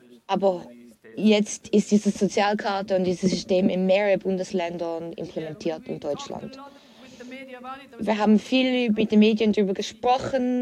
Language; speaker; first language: German; non-native, learner; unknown